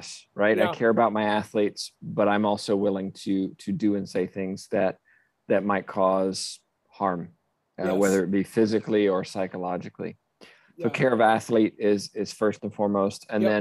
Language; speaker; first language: English; native; English